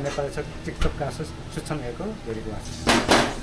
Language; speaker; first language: Korean; non-native, learner; Nepali